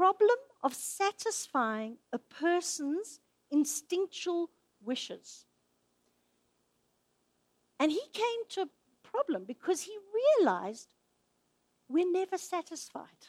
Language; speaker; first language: English; native; English